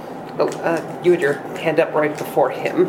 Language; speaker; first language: English; native; English